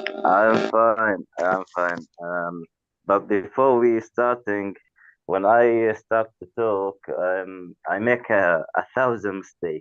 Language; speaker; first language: English; non-native, learner; Arabic